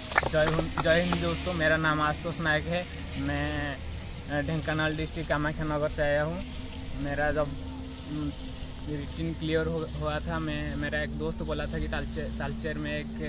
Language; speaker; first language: Hindi; non-native, local second language; Odia